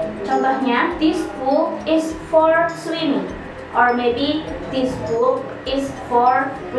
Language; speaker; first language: English; non-native, learner; Indonesian